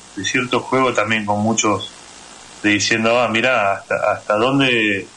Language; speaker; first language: Spanish; native; Spanish